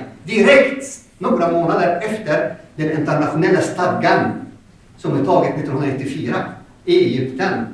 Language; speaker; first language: Swedish; non-native, fluent; Arabic